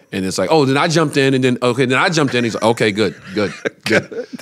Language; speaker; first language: English; native; English